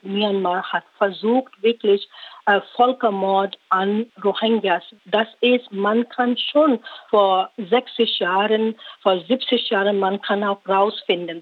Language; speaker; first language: German; non-native, learner; Rohingya